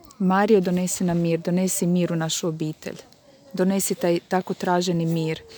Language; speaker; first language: Croatian; native; Croatian